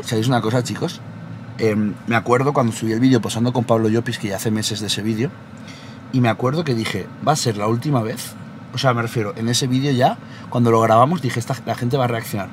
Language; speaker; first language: Spanish; native; Spanish